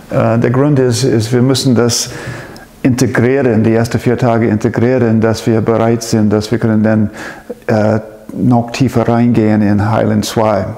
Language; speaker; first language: German; non-native, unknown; English